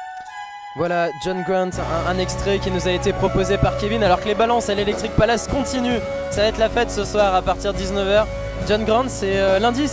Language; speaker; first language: French; native; French